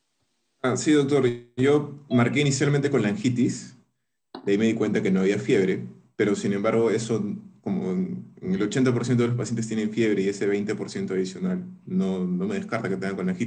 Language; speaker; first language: Spanish; native; Spanish